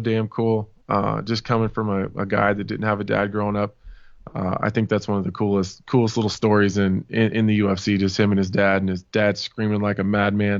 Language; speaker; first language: English; native; English